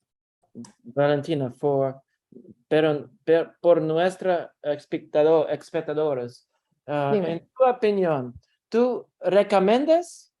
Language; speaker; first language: Spanish; non-native, learner; Russian